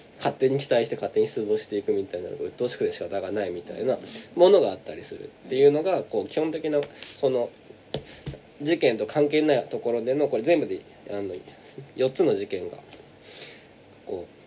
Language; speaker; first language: Japanese; native; Japanese